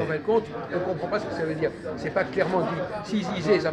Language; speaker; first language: French; native; French